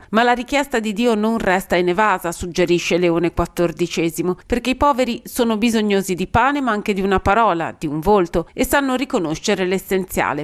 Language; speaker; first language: Italian; native; Italian